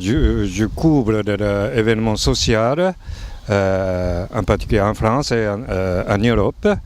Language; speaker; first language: French; non-native, fluent; Japanese